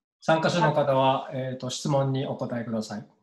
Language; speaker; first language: Japanese; native; Japanese